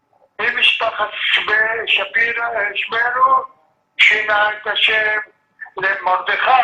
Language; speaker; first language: Hebrew; early bilingual, other home language; Arabic